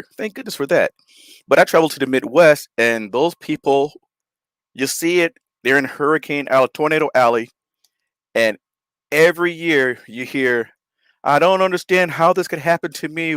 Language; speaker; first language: English; native; English